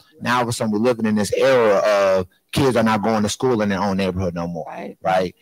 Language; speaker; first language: English; native; English